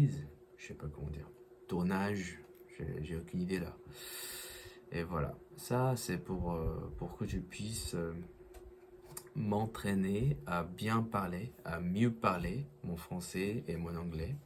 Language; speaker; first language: French; non-native, learner; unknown